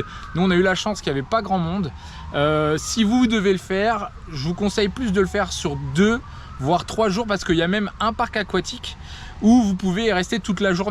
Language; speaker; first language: French; native; French